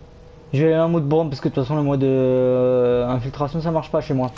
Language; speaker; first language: French; native; French